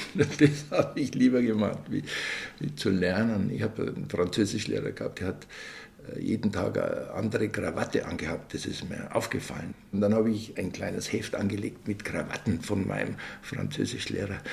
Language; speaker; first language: German; native; German